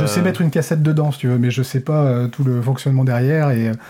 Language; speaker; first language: French; native; French